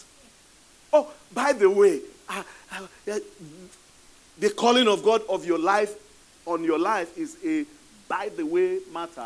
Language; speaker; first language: English; non-native, local second language; Yoruba